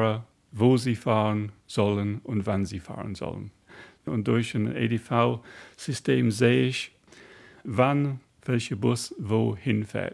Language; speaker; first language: German; non-native, fluent; English